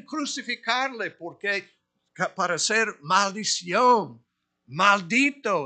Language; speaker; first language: Spanish; non-native, fluent; English